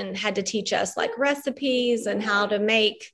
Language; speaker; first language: English; native; English